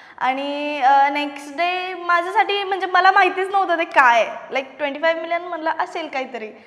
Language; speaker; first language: Marathi; non-native, local second language; Malayalam